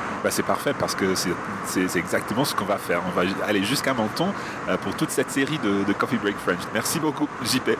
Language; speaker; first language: French; non-native, fluent; English